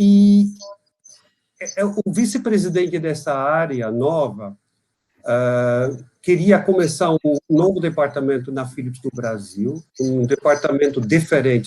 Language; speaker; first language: Portuguese; non-native, fluent; Dutch